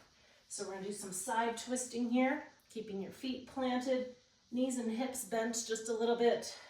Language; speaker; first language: English; native; English